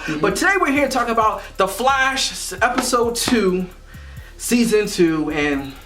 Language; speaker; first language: English; native; English